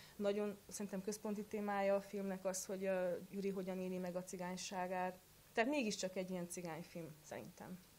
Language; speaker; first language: Hungarian; native; Hungarian